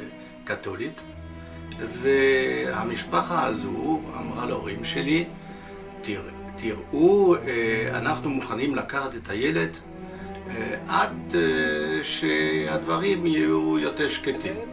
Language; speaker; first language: Hebrew; non-native, fluent; French